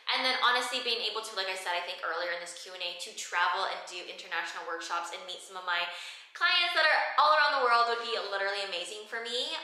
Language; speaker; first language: English; native; English